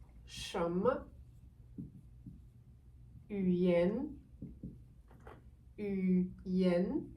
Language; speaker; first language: Chinese; non-native, fluent; French